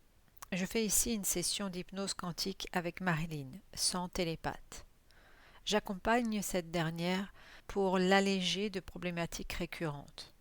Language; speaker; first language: French; native; French